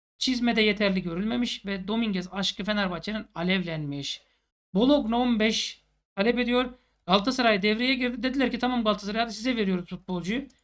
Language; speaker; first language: Turkish; native; Turkish